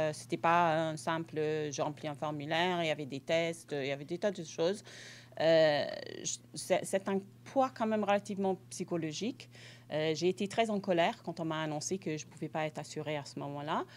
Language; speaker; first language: French; non-native, fluent; English